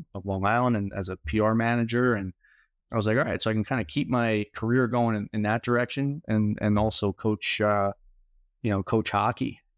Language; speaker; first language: English; native; English